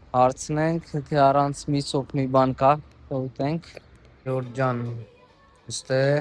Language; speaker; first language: Armenian; non-native, learner; Hindi